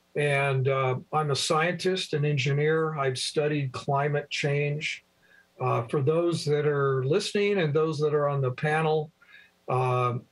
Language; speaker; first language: English; native; English